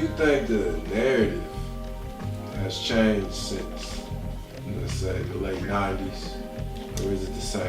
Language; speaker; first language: English; native; English